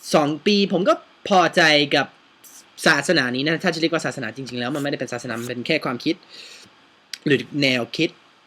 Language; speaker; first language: Thai; non-native, fluent; English